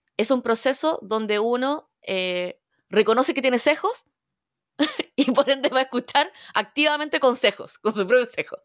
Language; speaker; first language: Spanish; early bilingual, other home language; Korean